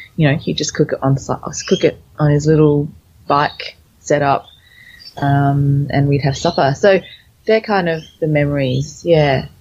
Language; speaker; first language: English; early bilingual, other home language; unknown